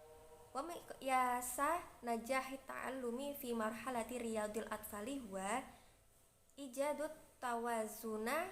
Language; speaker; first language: Arabic; non-native, learner; Indonesian